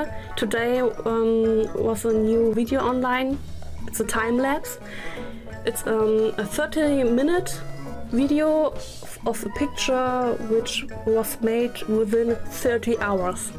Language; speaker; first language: English; non-native, learner; German